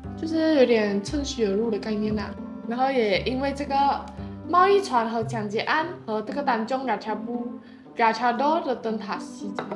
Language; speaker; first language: Chinese; native; Chinese